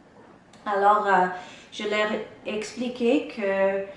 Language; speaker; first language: French; non-native, local second language; English